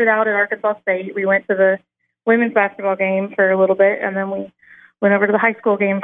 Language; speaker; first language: English; native; English